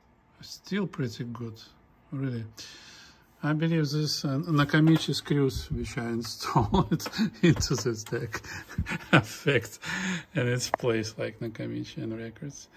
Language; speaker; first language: English; non-native, fluent; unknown